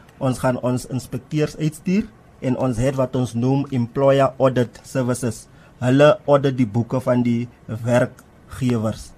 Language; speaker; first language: Afrikaans; non-native, local second language; Tswana